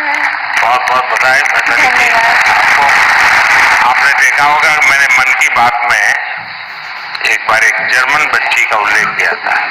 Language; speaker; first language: Hindi; non-native, local second language; Gujarati